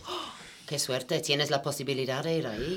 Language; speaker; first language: Spanish; non-native, fluent; English